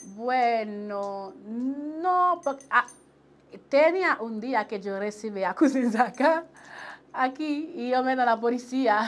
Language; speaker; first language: Spanish; non-native, local second language; Haitian Creole